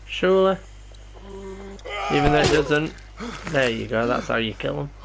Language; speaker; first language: English; native; English